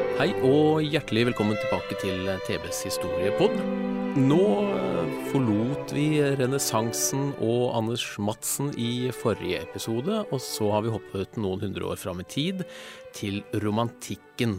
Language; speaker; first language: Norwegian; native; Norwegian